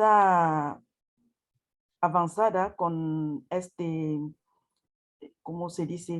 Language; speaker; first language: Spanish; non-native, learner; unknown